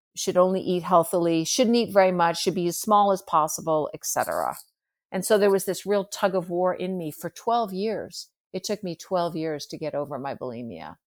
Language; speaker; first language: English; native; English